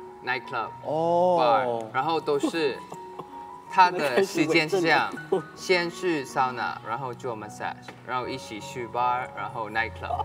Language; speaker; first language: Chinese; non-native, learner; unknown